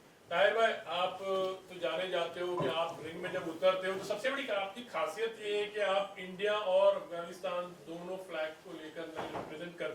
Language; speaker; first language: Hindi; native; Hindi